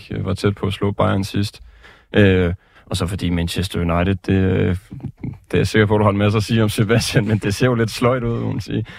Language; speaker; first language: Danish; native; Danish